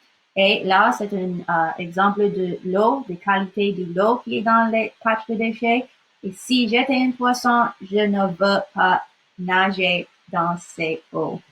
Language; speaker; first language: French; non-native, local second language; English